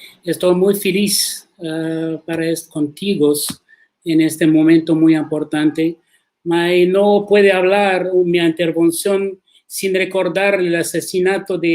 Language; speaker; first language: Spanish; non-native, learner; Arabic